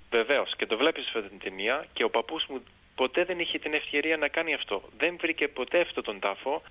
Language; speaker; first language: Greek; early bilingual, heritage; Greek